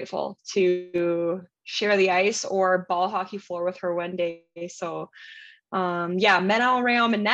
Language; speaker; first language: English; native; English